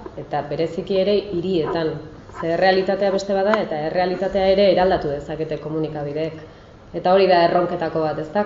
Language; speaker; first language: Basque; native; Basque